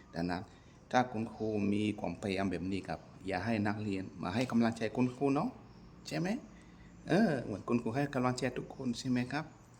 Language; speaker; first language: Thai; non-native, fluent; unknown